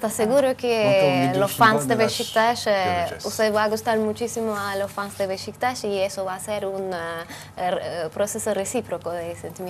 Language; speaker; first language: Spanish; non-native, fluent; Turkish